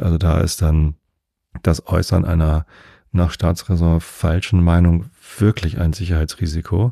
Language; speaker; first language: German; native; German